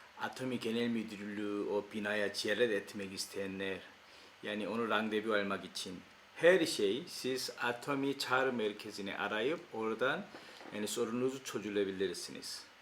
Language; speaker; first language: Turkish; non-native, fluent; Korean